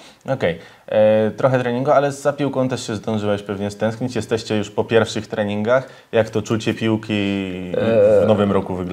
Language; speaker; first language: Polish; native; Polish